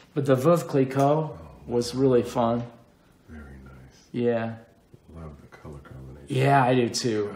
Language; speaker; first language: English; native; English